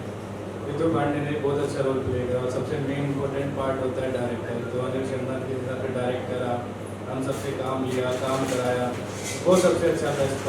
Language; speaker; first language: Hindi; native; Hindi